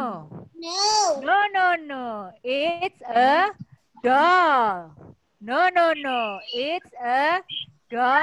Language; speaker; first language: English; non-native, fluent; Indonesian